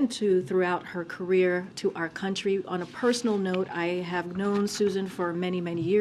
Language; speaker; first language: English; native; English